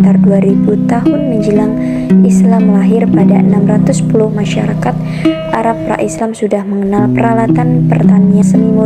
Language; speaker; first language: Indonesian; native; Indonesian